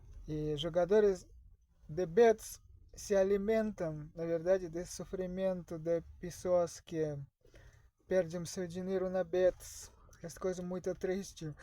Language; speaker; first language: Portuguese; non-native, learner; Russian